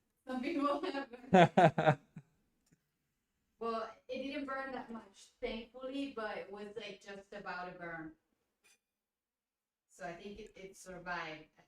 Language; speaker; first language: English; non-native, fluent; Spanish